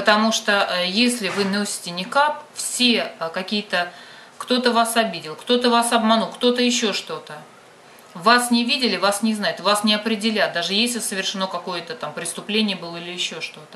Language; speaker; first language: Russian; native; Russian